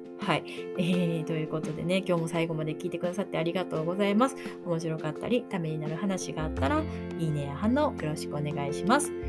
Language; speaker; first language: Japanese; native; Japanese